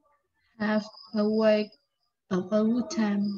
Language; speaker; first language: English; non-native, learner; Vietnamese